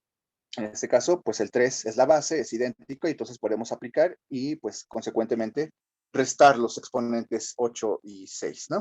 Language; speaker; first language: Spanish; native; Spanish